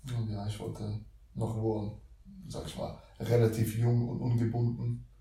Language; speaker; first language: German; early bilingual, other home language; Russian